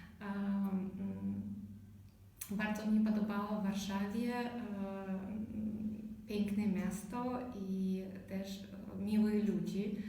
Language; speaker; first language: Polish; non-native, learner; Russian